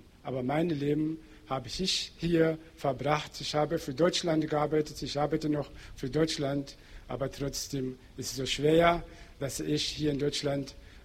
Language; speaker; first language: German; non-native, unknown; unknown